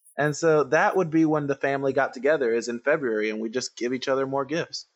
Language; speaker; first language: English; non-native, fluent; Spanish